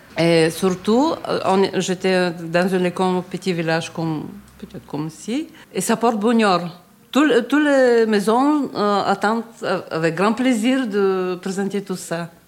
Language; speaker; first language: French; non-native, learner; Bulgarian